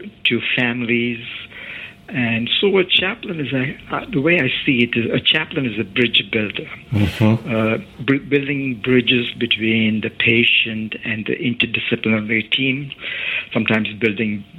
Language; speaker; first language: English; non-native, local second language; Malayalam